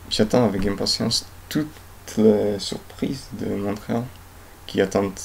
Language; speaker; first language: French; non-native, fluent; Czech